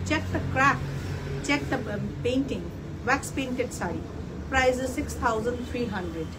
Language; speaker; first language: English; non-native, local second language; Bangla